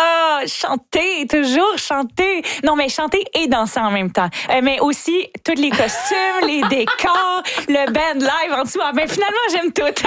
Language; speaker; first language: French; native; French